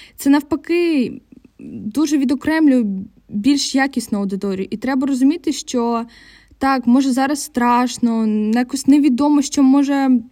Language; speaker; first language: Ukrainian; non-native, local second language; Russian